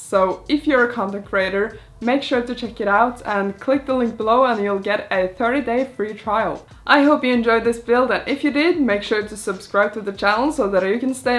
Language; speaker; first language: English; non-native, fluent; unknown